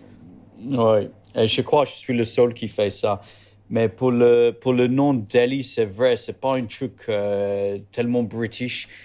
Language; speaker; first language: French; non-native, learner; English